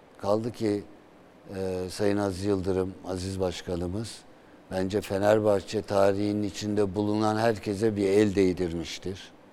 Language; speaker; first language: Turkish; native; Turkish